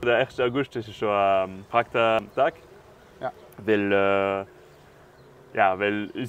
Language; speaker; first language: German; non-native, local second language; French